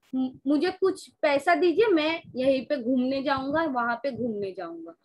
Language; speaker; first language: Hindi; non-native, local second language; Bangla